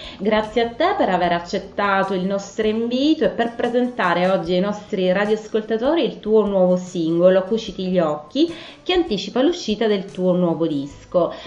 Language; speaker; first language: Italian; native; Italian